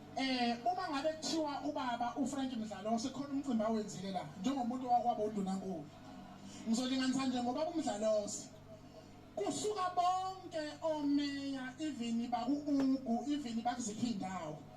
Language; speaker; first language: Zulu; native; Zulu